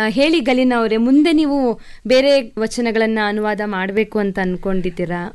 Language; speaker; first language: Kannada; native; Kannada